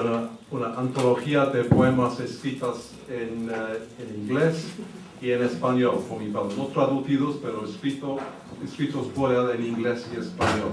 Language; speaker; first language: Spanish; early bilingual, heritage; English